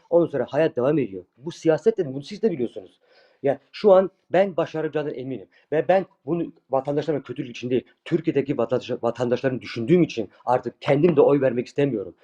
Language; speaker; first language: Turkish; early bilingual, heritage; Turkish